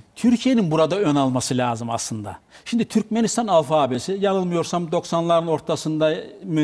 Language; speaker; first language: Turkish; native; Turkish